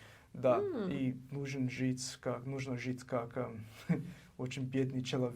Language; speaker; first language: Russian; non-native, learner; English